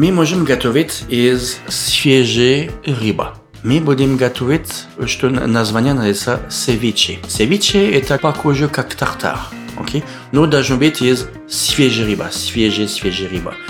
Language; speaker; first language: Russian; non-native, learner; French